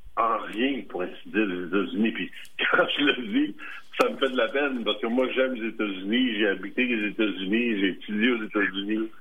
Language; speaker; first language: French; native; French